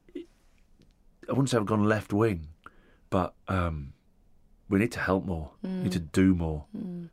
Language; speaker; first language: English; non-native, local second language; Italian